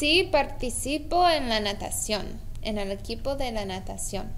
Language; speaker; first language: Spanish; non-native, learner; English